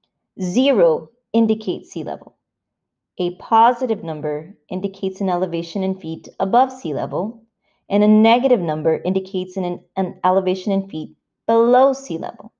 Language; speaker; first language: English; native; English